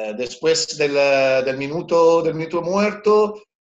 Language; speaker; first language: Spanish; non-native, learner; Italian